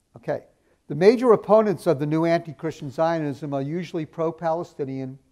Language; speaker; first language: English; native; English